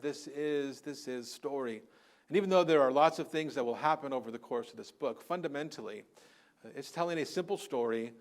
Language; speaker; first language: English; native; English